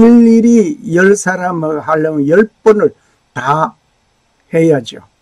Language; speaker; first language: Korean; native; Korean